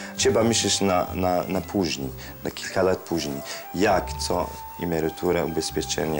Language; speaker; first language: Polish; non-native, learner; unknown